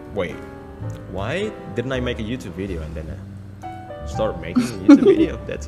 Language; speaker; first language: English; non-native, fluent; Indonesian